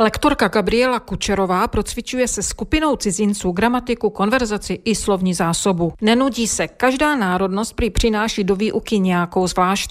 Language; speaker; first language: Czech; native; Czech